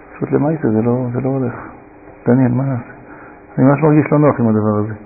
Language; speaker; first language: Hebrew; native; Hebrew